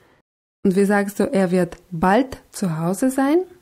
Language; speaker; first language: German; non-native, fluent; Russian